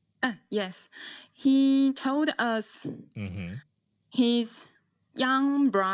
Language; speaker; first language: English; non-native, learner; Chinese